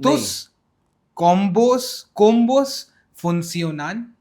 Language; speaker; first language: Spanish; non-native, learner; Hindi